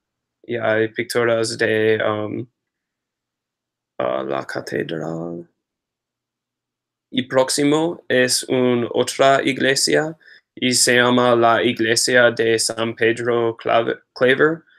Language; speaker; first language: Spanish; non-native, learner; English